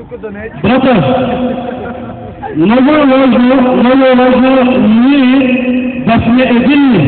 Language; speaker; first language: Bulgarian; non-native, local second language; Turkish